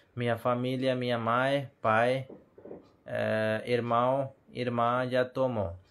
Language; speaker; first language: Portuguese; non-native, learner; Hindi